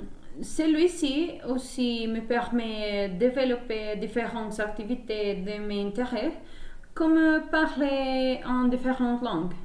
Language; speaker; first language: French; non-native, learner; Spanish